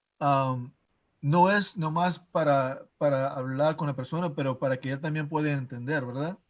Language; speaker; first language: Spanish; early bilingual, heritage; English